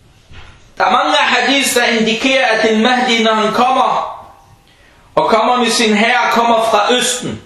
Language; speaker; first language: Danish; early bilingual, other home language; Arabic